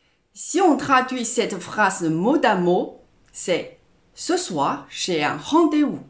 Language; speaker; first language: French; non-native, fluent; Chinese